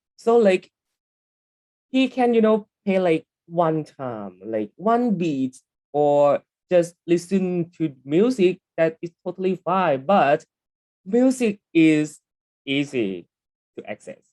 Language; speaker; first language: English; non-native, learner; Thai